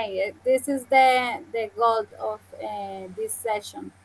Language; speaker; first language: English; non-native, fluent; Spanish